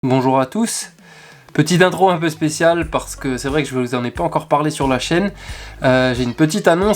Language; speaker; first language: French; native; French